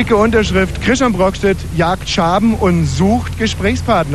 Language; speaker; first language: German; native; German